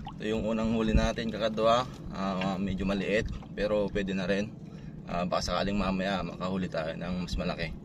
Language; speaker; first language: Filipino; non-native, local second language; Iloko